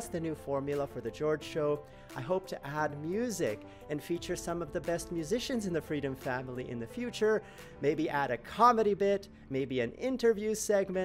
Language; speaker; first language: English; native; English